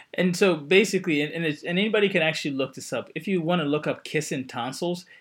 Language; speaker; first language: English; native; English